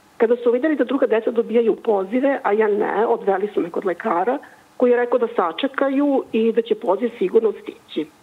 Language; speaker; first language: Serbian; native; Serbian